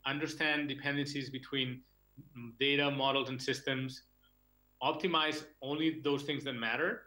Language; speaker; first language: English; non-native, fluent; Catalan